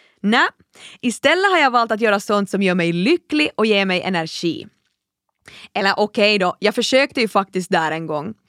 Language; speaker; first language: Swedish; native; Swedish